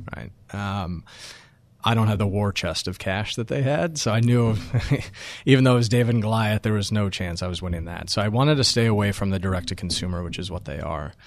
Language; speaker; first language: English; native; English